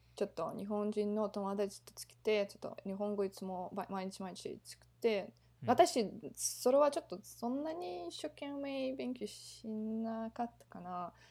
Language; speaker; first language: Japanese; non-native, learner; Russian